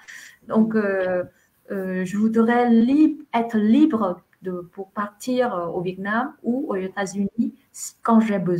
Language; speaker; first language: French; non-native, fluent; Vietnamese